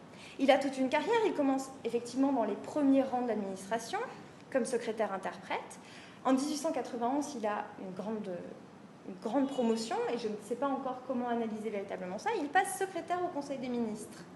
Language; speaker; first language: French; native; French